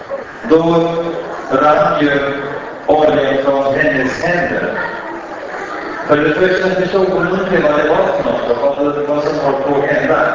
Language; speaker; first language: Swedish; non-native, fluent; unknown